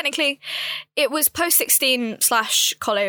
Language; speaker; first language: English; native; English